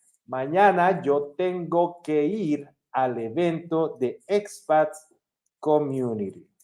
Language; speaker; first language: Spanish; non-native, fluent; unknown